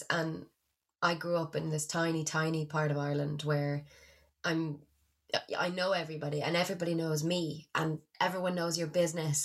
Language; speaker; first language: English; native; English